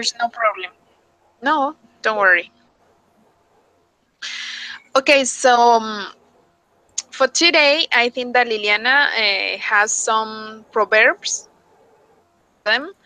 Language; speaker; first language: English; non-native, fluent; Spanish